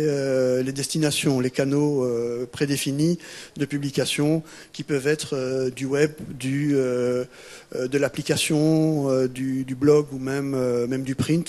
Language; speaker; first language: French; native; French